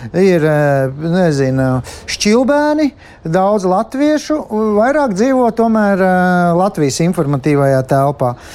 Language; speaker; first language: Latvian; native; Latvian